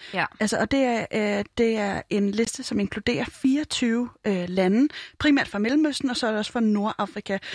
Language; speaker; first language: Danish; native; Danish